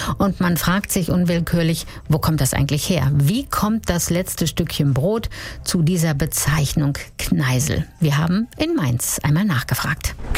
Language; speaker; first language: German; native; German